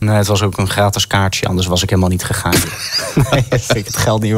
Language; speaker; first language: Dutch; native; Dutch